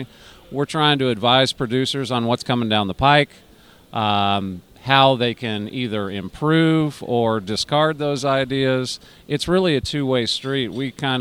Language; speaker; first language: English; native; English